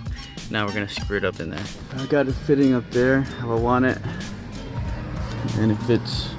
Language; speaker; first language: English; native; English